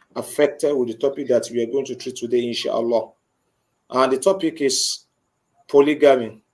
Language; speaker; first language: English; non-native, local second language; Yoruba